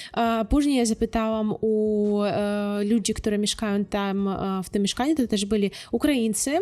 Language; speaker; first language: Polish; non-native, fluent; Russian